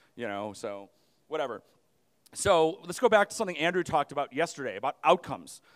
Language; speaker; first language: English; native; English